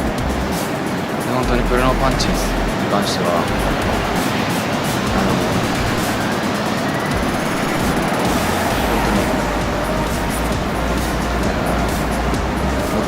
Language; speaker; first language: Japanese; native; Japanese